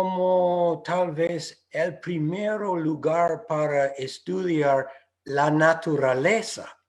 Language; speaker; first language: Spanish; non-native, fluent; English